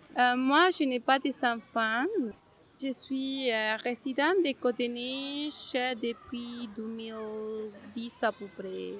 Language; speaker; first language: French; non-native, fluent; Spanish